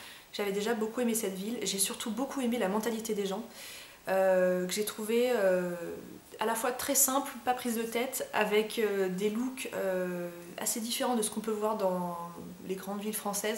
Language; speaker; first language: French; native; French